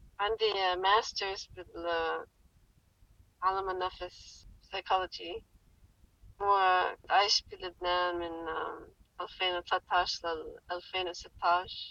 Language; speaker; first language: Arabic; early bilingual, heritage; English